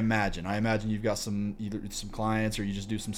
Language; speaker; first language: English; native; English